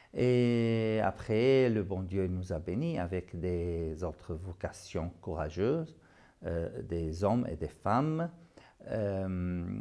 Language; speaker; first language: French; non-native, fluent; Arabic